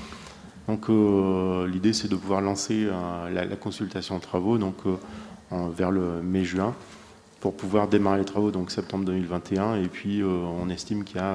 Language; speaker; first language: French; native; French